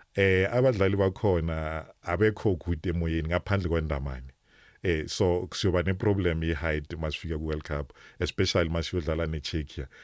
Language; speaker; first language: Zulu; non-native, local second language; Northern Sotho